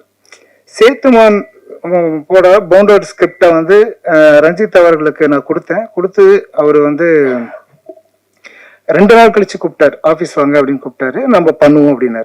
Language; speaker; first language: Tamil; native; Tamil